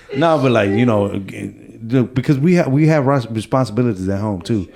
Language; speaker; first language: English; early bilingual, other home language; Spanish